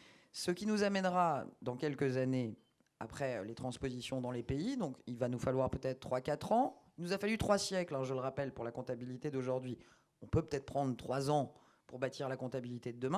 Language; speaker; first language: French; native; French